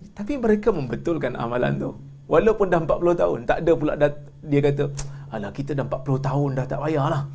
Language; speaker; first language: Malay; native; Malay